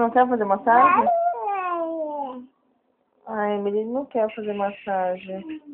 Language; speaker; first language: Portuguese; native; Portuguese